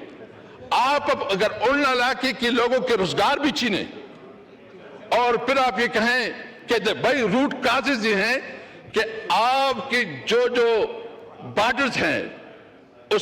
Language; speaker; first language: Urdu; non-native, local second language; Pashto